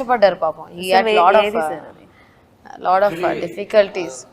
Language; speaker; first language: Telugu; non-native, fluent; Tamil